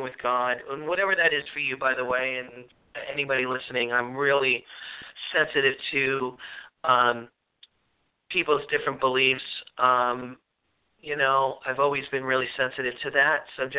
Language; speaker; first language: English; native; English